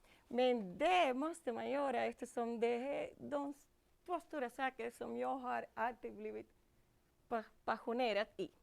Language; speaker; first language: Swedish; non-native, fluent; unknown